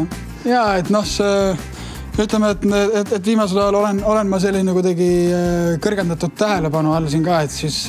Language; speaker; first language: Estonian; native; Estonian